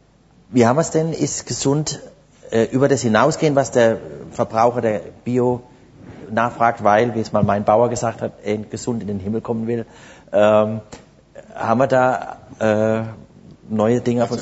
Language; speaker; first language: German; native; German